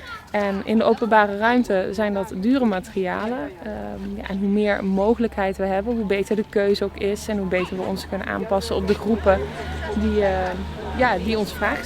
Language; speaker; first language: Dutch; native; Dutch